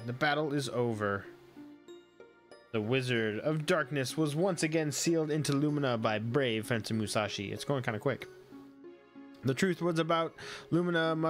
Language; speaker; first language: English; native; English